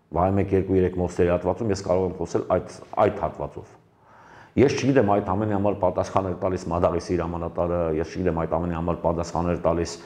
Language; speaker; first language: Armenian; native; Armenian